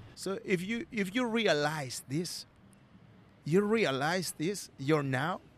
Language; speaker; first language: English; non-native, learner; Spanish